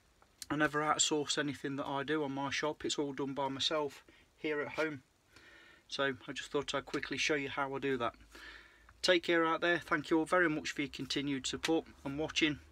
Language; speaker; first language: English; native; English